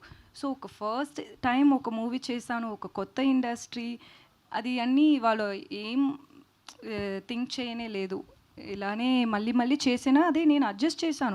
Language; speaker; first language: Telugu; non-native, learner; Tamil